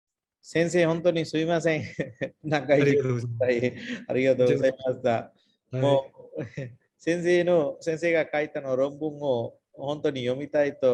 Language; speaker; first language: Japanese; non-native, fluent; Sinhala